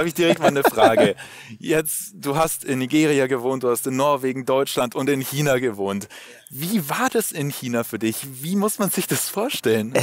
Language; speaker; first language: German; native; German